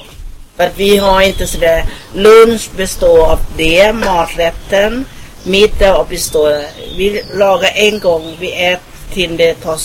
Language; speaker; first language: Swedish; non-native, fluent; Thai